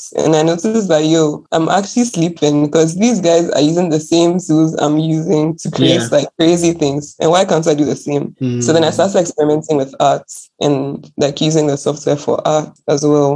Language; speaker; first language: English; non-native, local second language; Akan